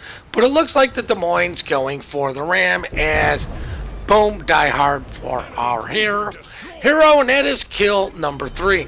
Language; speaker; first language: English; native; English